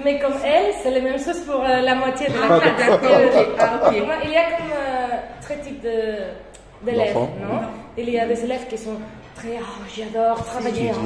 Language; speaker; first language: French; non-native, fluent; Spanish